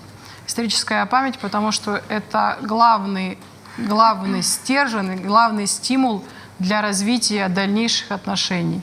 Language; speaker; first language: Russian; native; Russian